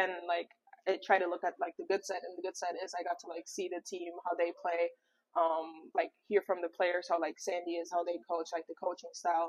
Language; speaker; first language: English; non-native, fluent; German